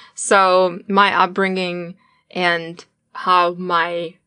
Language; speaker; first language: English; non-native, fluent; Russian